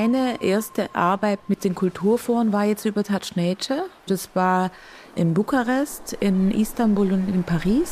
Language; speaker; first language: German; native; German